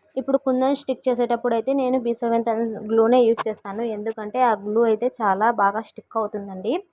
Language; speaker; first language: Telugu; non-native, local second language; Urdu